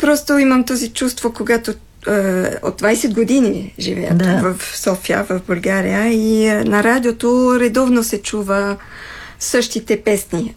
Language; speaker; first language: Bulgarian; non-native, fluent; French